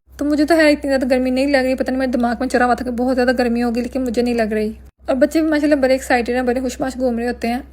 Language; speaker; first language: Urdu; non-native, local second language; Punjabi